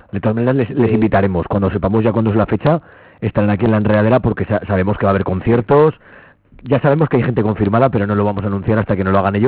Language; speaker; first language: Spanish; native; Spanish